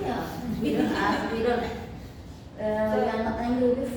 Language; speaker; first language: English; non-native, fluent; Indonesian